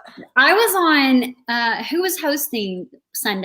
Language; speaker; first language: English; native; English